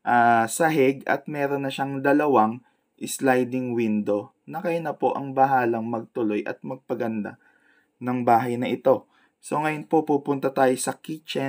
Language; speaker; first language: Filipino; native; Filipino